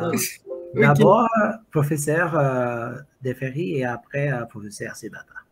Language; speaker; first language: French; non-native, fluent; Portuguese